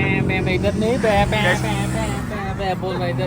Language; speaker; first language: Hindi; non-native, learner; Bangla